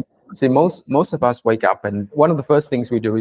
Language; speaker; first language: English; early bilingual, other home language; Vietnamese